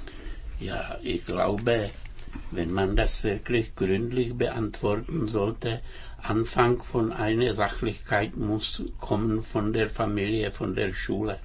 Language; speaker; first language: German; non-native, fluent; Czech